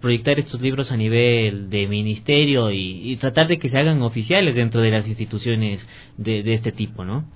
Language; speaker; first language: Spanish; native; Spanish